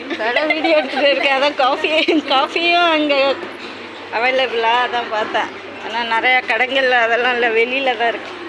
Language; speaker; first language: Tamil; non-native, local second language; Hindi